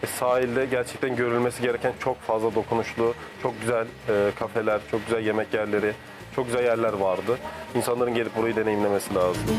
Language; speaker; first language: Turkish; early bilingual, heritage; Turkish